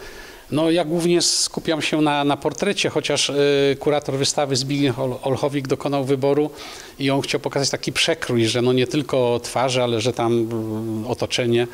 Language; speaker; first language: Polish; native; Polish